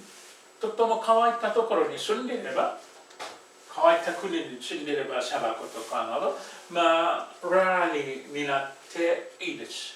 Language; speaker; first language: Japanese; non-native, fluent; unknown